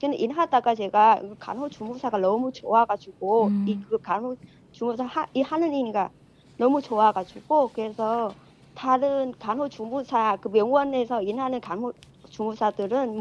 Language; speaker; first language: Korean; non-native, fluent; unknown